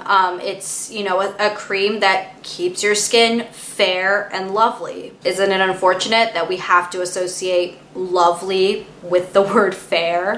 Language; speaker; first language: English; native; English